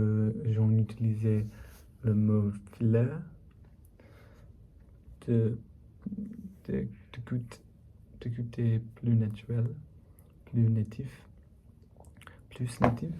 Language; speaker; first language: French; non-native, learner; English